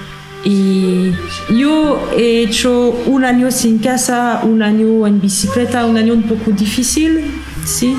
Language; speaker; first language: Spanish; non-native, learner; French